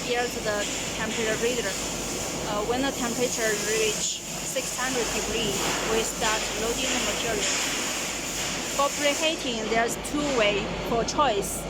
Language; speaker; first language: English; non-native, learner; Chinese